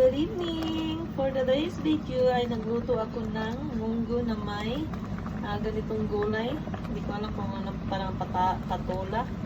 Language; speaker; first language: Filipino; native; Filipino